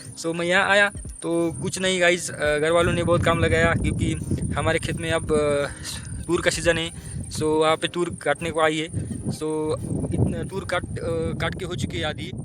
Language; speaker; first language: Hindi; non-native, local second language; Marathi